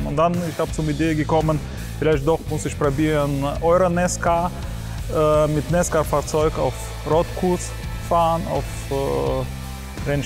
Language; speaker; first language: German; non-native, learner; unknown